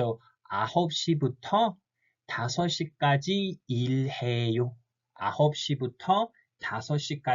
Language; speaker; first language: Korean; non-native, fluent; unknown